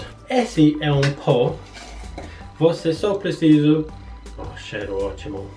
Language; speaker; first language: Portuguese; non-native, learner; English